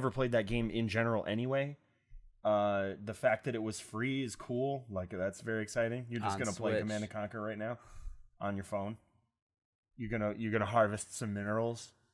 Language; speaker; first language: English; native; English